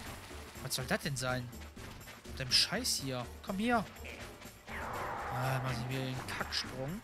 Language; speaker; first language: German; native; German